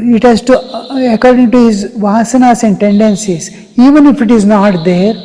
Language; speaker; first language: English; non-native, local second language; Kannada